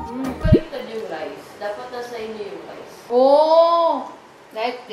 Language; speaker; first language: Filipino; non-native, fluent; Korean